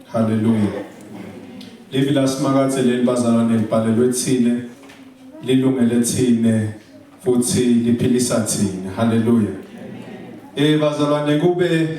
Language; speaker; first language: Zulu; non-native, local second language; Swati